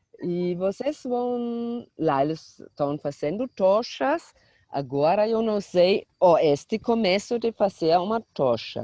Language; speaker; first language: Portuguese; non-native, fluent; German